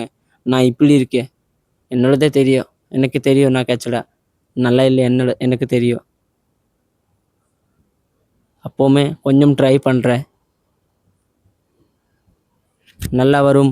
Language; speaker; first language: Tamil; non-native, learner; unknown